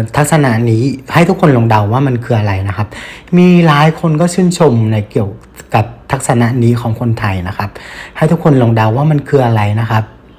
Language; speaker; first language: Thai; non-native, fluent; Vietnamese